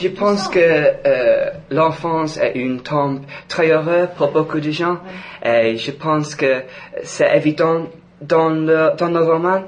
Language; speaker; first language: French; non-native, fluent; English